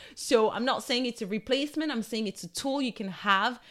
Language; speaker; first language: English; non-native, fluent; French